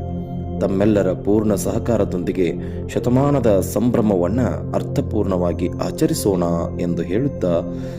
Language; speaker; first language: Kannada; native; Kannada